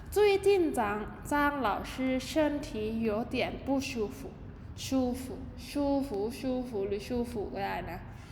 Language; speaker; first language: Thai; native; Thai